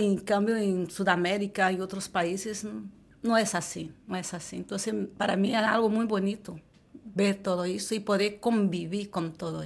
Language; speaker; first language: Spanish; non-native, fluent; Portuguese